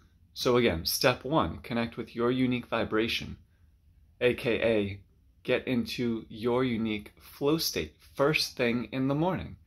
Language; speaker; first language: English; native; English